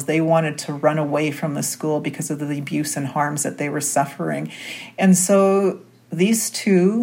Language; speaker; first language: English; native; English